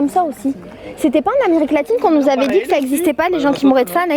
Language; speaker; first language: French; native; French